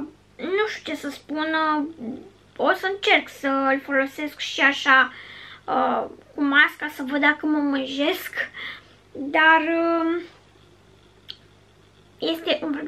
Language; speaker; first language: Romanian; native; Romanian